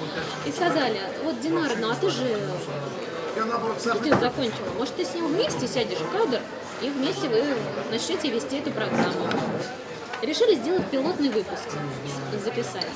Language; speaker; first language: Russian; native; Russian